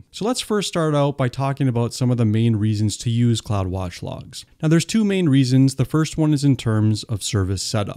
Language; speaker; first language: English; native; English